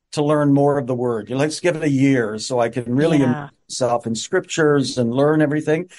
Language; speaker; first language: English; native; English